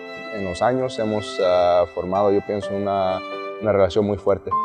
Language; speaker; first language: Spanish; early bilingual, other home language; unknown